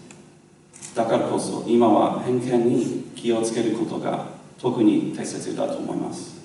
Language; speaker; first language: Japanese; non-native, learner; English